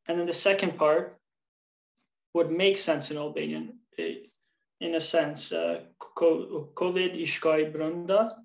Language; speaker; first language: English; early bilingual, other home language; Albanian